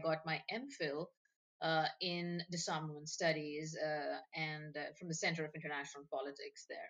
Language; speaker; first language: English; non-native, local second language; Bangla